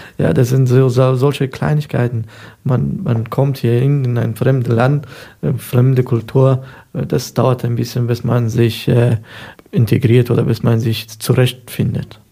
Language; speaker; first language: German; non-native, fluent; Persian